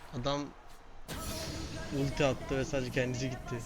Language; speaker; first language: Turkish; native; Turkish